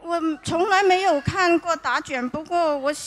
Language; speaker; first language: Chinese; native; Chinese